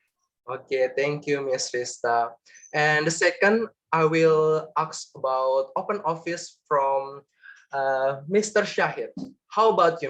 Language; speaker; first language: English; non-native, learner; Indonesian